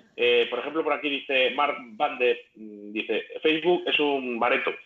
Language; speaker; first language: Spanish; native; Spanish